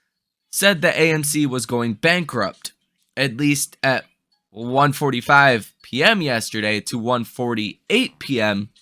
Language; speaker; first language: English; native; English